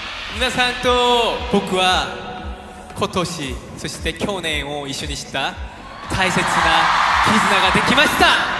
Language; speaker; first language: Japanese; non-native, fluent; Korean